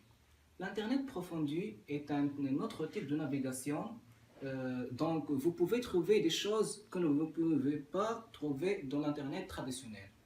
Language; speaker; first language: French; non-native, learner; Arabic